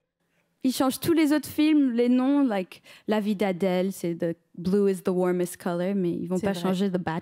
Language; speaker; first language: French; early bilingual, heritage; French